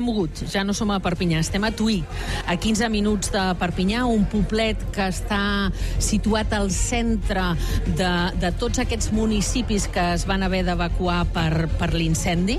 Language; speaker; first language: Catalan; native; Catalan